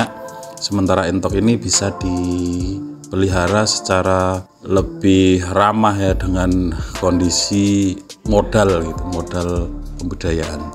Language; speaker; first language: Indonesian; native; Indonesian